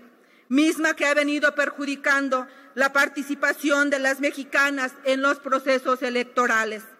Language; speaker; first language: Spanish; native; Spanish